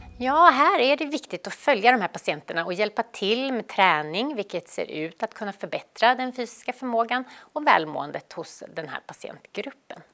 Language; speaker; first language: Swedish; native; Swedish